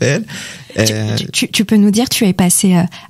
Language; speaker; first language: French; native; French